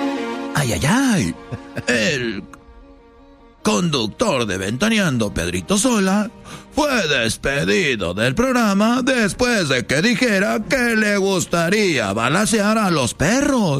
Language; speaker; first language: Spanish; native; Spanish